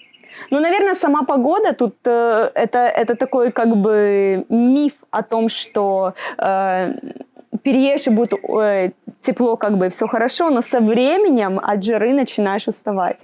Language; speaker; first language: Russian; native; Russian